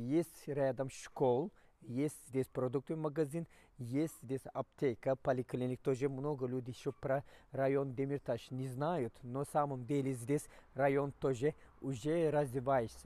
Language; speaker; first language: Russian; non-native, fluent; Turkish